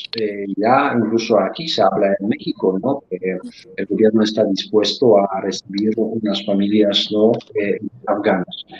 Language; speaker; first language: Spanish; non-native, fluent; Polish